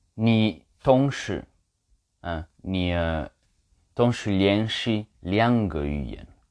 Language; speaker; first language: Chinese; non-native, learner; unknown